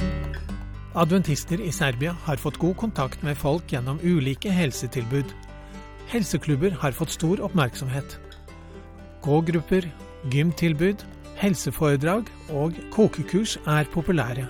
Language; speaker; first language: Norwegian; native; Norwegian